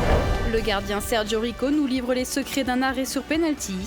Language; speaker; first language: French; native; French